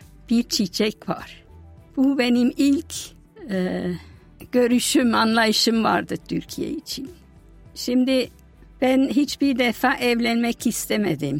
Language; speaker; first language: Turkish; non-native, fluent; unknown